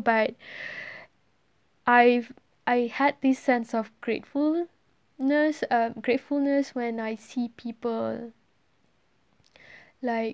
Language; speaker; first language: English; non-native, local second language; Malay